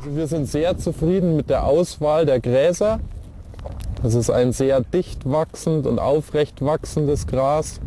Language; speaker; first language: German; native; German